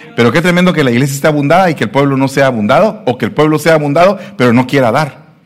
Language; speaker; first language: Spanish; native; Spanish